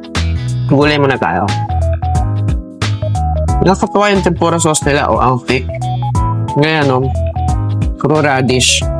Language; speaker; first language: Filipino; native; Filipino